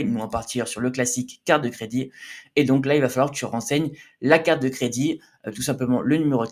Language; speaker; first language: French; native; French